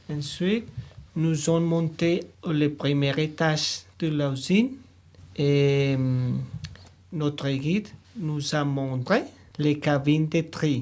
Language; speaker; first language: French; non-native, learner; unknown